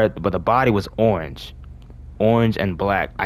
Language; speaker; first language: English; native; English